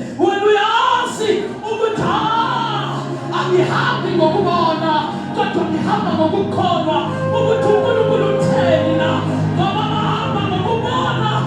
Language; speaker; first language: Zulu; native; Zulu